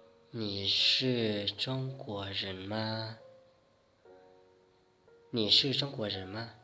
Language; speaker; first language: Chinese; non-native, fluent; Hmong